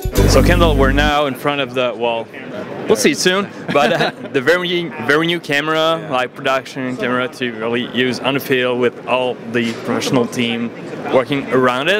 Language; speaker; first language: English; non-native, fluent; French